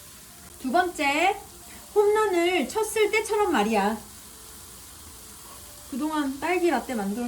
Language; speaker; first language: Korean; native; Korean